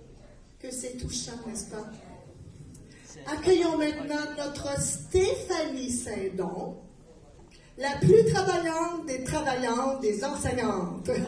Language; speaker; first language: French; native; French